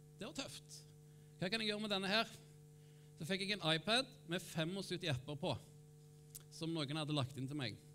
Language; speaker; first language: Norwegian; native; Norwegian